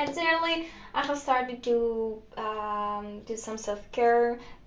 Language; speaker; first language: English; non-native, fluent; Greek